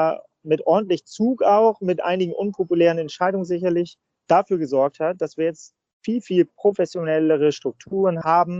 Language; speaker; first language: German; native; German